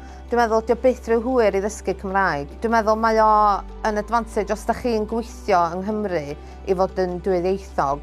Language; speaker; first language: Welsh; native; Welsh